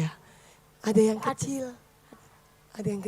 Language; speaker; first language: Indonesian; native; Indonesian